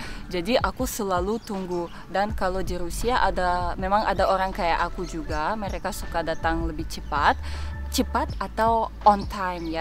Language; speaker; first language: Indonesian; non-native, fluent; Russian